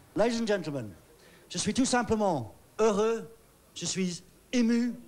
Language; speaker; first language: French; non-native, fluent; English